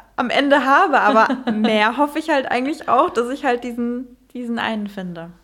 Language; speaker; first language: German; early bilingual, heritage; Dutch